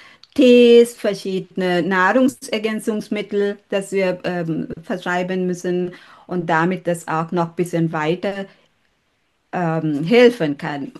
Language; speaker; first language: German; non-native, learner; Sinhala